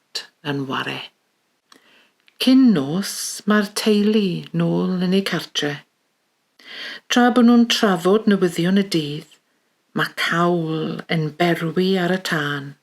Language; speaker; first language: Welsh; native; Welsh